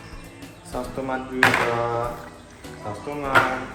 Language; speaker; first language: Indonesian; non-native, learner; German